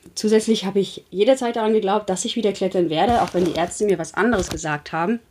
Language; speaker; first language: German; native; German